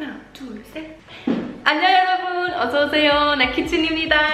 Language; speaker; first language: Korean; non-native, fluent; German